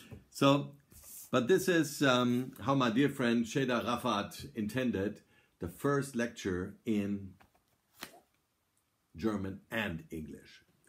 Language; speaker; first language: English; non-native, fluent; German